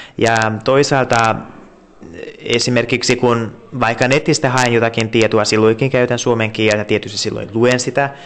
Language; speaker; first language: Finnish; non-native, fluent; Hungarian